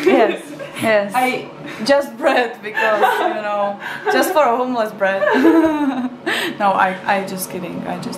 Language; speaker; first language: English; non-native, learner; Czech